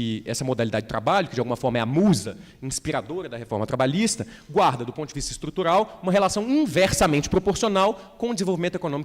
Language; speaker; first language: Portuguese; native; Portuguese